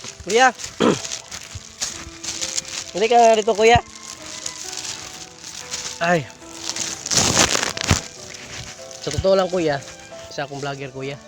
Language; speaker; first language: Filipino; non-native, local second language; Cebuano